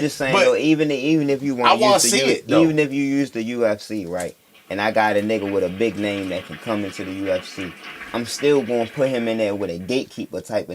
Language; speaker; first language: English; native; English